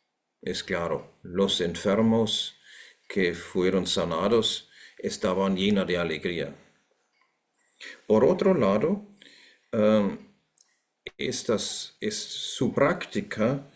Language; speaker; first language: Spanish; non-native, fluent; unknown